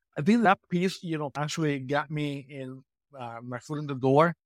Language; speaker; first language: English; non-native, fluent; Spanish